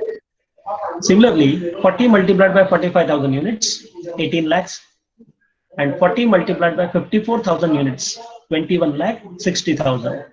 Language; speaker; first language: English; non-native, local second language; Marathi